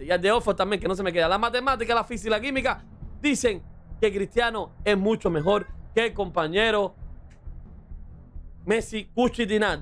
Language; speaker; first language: Spanish; native; Spanish